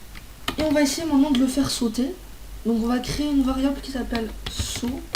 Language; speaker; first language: French; native; French